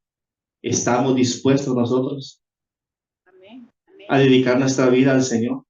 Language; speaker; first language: Spanish; native; Spanish